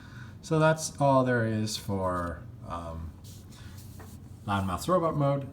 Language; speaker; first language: English; native; English